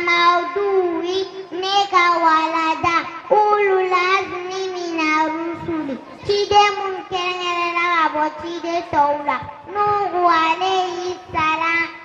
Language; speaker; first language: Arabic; non-native, learner; Bambara